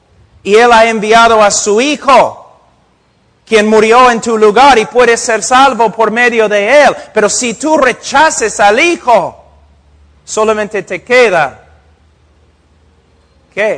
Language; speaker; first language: Spanish; non-native, fluent; English